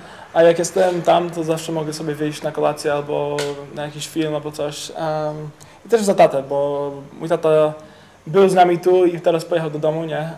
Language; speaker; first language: Polish; early bilingual, heritage; English